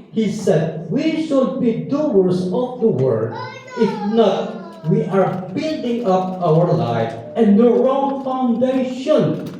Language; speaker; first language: English; non-native, local second language; Filipino